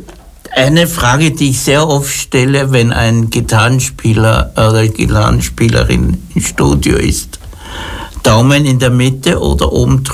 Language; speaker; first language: German; native; German